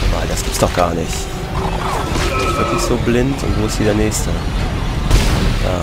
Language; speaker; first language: German; native; German